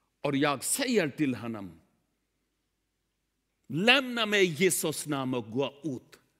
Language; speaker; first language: Swedish; non-native, learner; Urdu